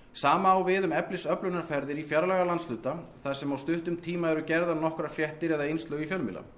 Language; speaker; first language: Icelandic; native; Icelandic